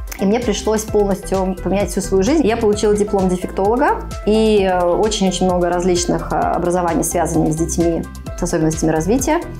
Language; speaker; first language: Russian; native; Russian